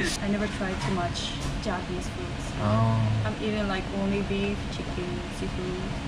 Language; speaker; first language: English; non-native, learner; Arabic